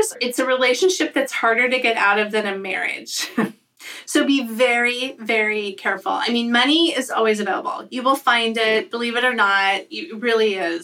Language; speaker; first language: English; native; English